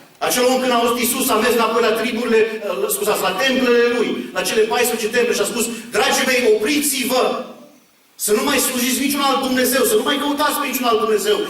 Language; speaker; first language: Romanian; early bilingual, heritage; Romanian